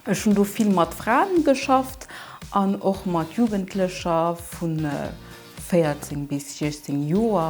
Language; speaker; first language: German; non-native, local second language; Luxembourgish